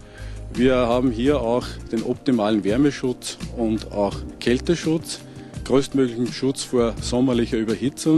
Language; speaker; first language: German; native; German